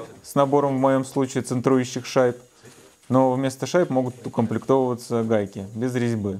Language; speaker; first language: Russian; native; Russian